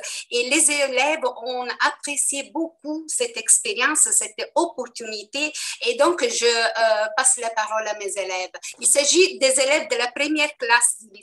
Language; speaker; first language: French; non-native, fluent; Italian